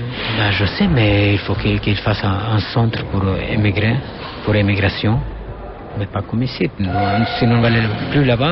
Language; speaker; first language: French; non-native, learner; Albanian